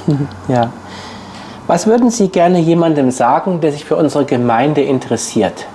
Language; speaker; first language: German; native; German